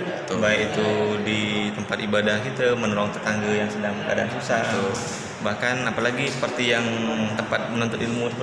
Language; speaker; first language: Indonesian; native; Indonesian